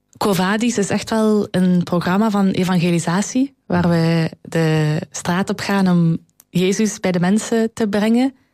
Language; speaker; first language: Dutch; native; Dutch